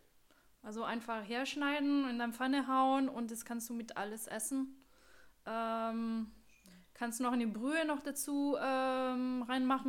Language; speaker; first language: German; non-native, fluent; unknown